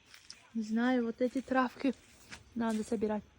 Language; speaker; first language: Russian; non-native, local second language; Tajik